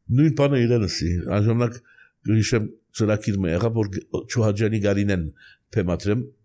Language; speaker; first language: Armenian; early bilingual, heritage; Armenian